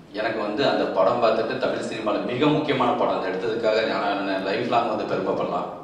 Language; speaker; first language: Tamil; native; Tamil